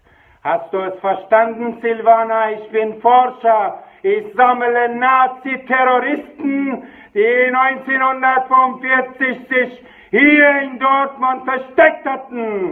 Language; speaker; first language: German; non-native, fluent; Persian